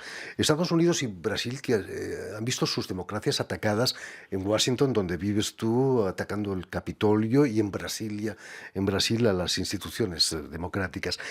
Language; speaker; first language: Spanish; native; Spanish